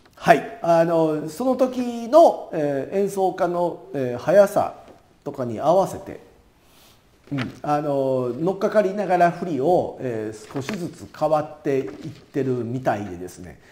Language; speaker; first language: Japanese; native; Japanese